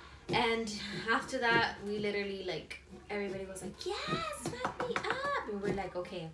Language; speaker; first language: English; early bilingual, other home language; Spanish